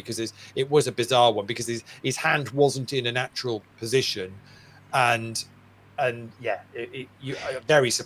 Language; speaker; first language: English; native; English